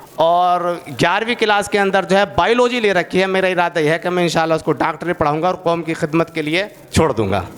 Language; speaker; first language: Hindi; native; Hindi